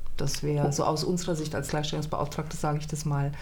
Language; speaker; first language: German; native; German